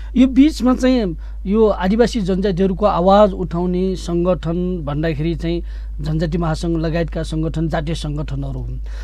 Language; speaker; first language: Nepali; non-native, local second language; Newari